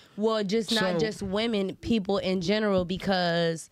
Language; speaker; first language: English; native; English